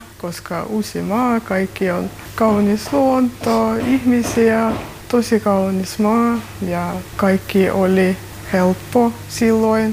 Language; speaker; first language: Finnish; non-native, learner; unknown